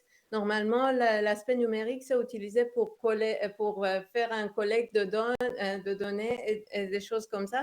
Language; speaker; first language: French; non-native, fluent; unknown